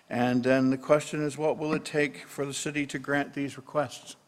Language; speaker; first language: English; native; English